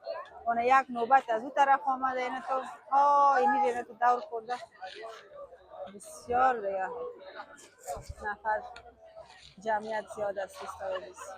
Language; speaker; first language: Persian; native; Persian